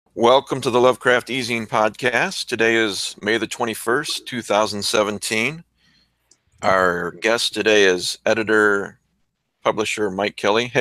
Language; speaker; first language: English; native; English